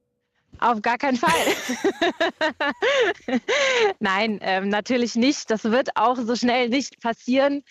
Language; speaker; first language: German; native; German